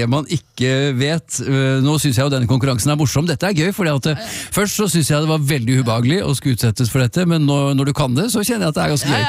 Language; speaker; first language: Norwegian; native; Norwegian